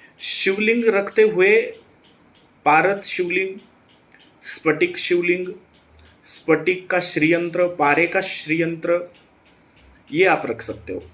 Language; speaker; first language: Hindi; non-native, local second language; Marathi